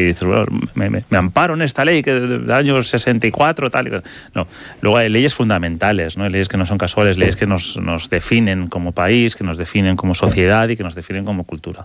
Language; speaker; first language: Spanish; native; Spanish